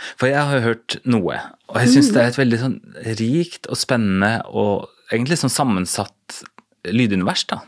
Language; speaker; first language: Norwegian; native; Norwegian